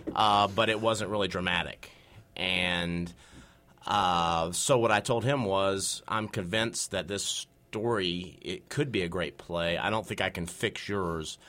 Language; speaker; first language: English; native; English